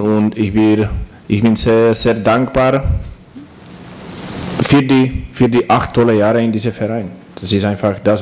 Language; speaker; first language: German; non-native, learner; Slovak